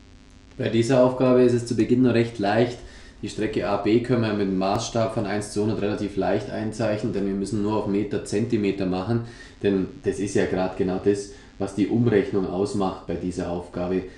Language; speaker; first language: German; native; German